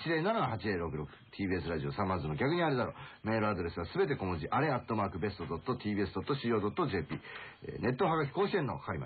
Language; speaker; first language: Japanese; native; Japanese